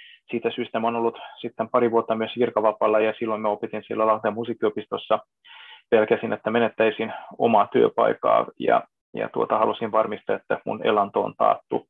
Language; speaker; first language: Finnish; non-native, fluent; Hungarian